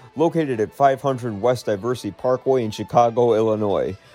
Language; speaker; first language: English; native; English